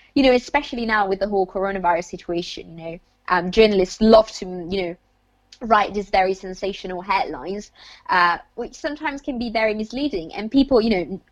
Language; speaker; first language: English; non-native, fluent; Italian